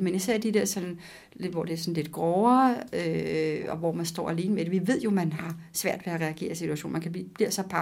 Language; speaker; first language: Danish; native; Danish